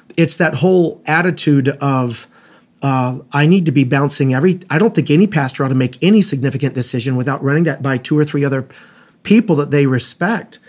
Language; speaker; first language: English; native; English